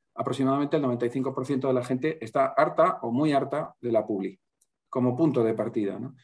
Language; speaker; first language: Spanish; native; Spanish